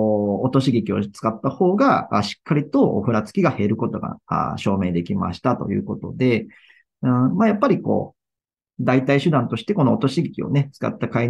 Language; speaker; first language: Japanese; native; Japanese